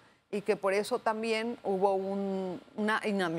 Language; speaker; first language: Spanish; native; Spanish